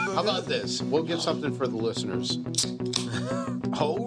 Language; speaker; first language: English; native; English